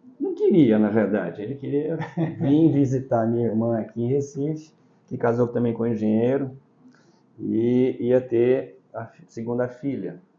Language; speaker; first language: Portuguese; early bilingual, other home language; Chinese